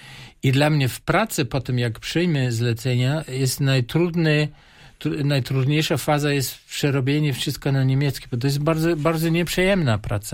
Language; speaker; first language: Polish; non-native, fluent; German